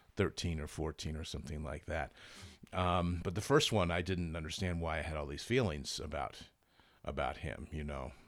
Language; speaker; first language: English; native; English